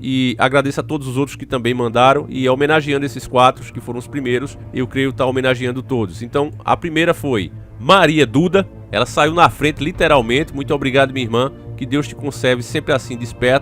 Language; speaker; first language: Portuguese; native; Portuguese